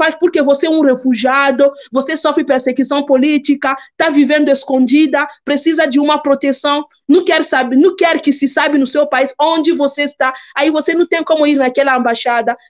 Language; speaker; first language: Portuguese; non-native, fluent; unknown